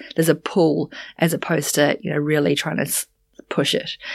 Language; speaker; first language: English; native; English